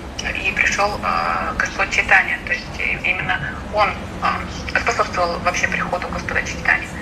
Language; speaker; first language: Russian; native; Russian